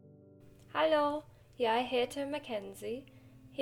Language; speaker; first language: Norwegian; non-native, learner; English